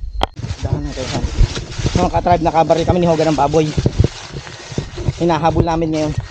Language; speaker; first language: Filipino; native; Filipino